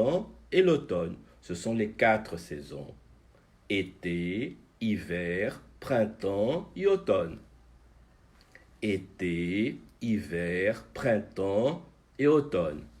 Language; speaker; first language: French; non-native, fluent; Portuguese